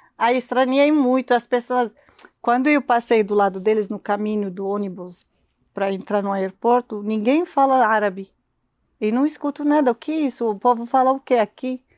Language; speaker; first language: Portuguese; non-native, learner; Arabic